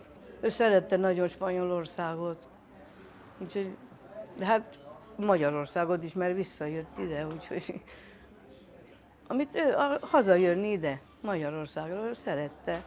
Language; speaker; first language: Hungarian; early bilingual, heritage; Hungarian